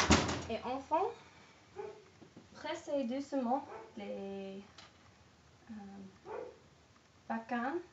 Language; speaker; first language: French; non-native, learner; English